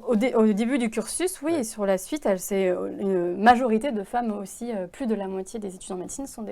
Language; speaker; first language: French; native; French